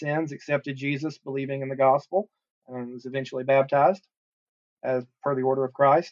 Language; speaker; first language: English; native; English